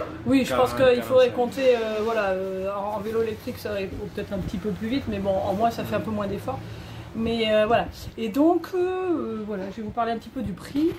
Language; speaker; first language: French; native; French